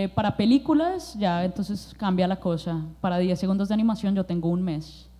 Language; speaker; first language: Spanish; native; Spanish